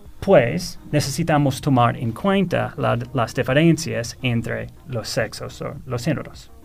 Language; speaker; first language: Spanish; non-native, fluent; English